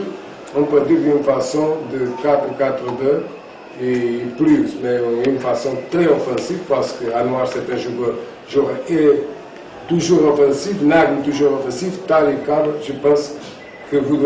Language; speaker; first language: French; non-native, fluent; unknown